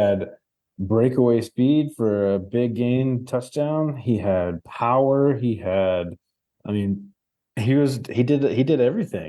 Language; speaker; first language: English; native; English